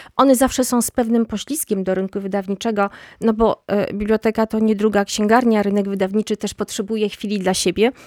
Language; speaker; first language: Polish; native; Polish